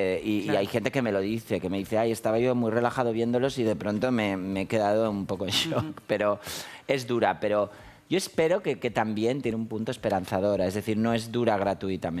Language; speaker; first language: Spanish; native; Spanish